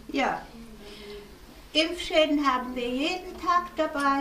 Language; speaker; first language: German; native; German